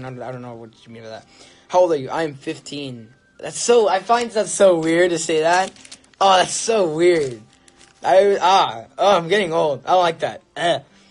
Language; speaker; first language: English; early bilingual, other home language; Spanish